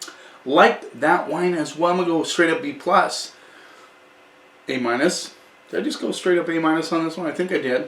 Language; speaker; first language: English; native; English